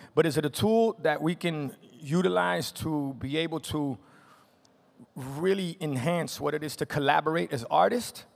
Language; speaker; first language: English; native; English